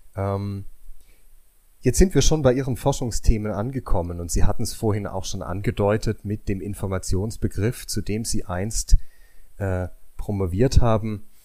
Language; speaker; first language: German; native; German